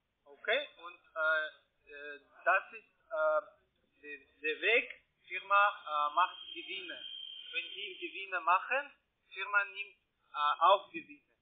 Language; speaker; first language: German; non-native, learner; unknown